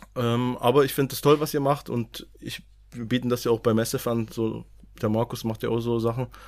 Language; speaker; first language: German; native; German